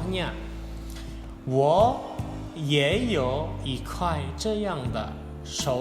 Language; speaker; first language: Chinese; non-native, fluent; Indonesian